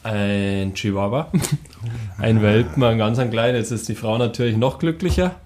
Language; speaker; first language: German; native; German